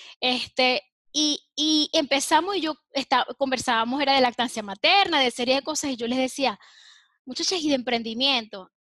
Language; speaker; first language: Spanish; native; Spanish